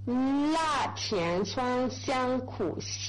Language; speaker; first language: Chinese; non-native, learner; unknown